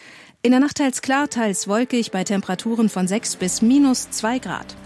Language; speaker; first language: German; native; German